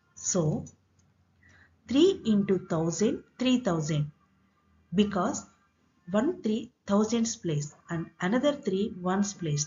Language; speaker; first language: English; non-native, local second language; Telugu